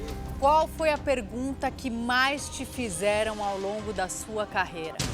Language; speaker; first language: Portuguese; native; Portuguese